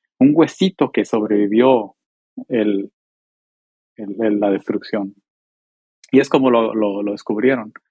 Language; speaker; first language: Spanish; early bilingual, heritage; Spanish